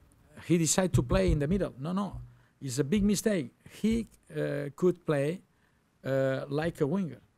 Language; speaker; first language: English; non-native, learner; Catalan